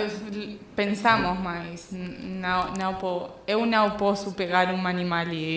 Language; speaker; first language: Portuguese; non-native, learner; Spanish